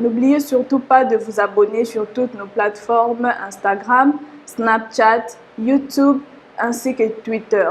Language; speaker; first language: French; non-native, local second language; Lingala